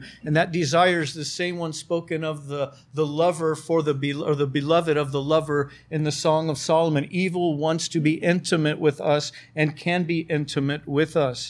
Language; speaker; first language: English; native; English